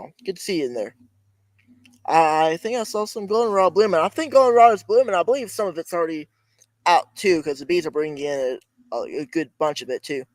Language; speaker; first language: English; native; English